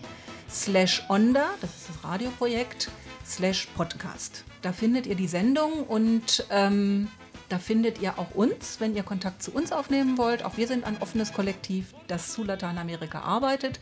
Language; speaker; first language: German; native; German